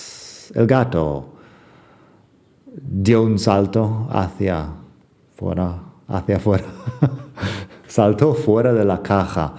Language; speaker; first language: Spanish; non-native, fluent; English